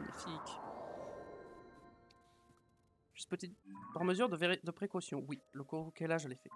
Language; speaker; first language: French; native; French